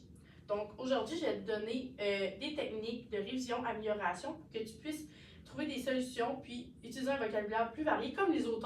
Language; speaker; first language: French; native; French